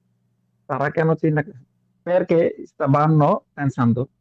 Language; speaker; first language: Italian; non-native, learner; Bangla